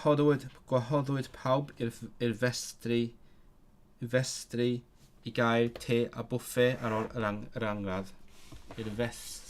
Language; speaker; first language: Welsh; non-native, learner; Cantonese